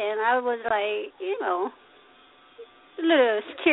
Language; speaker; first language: English; non-native, learner; Korean